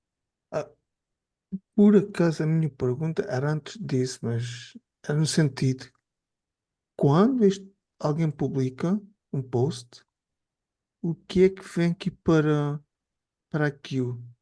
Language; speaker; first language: Portuguese; native; Portuguese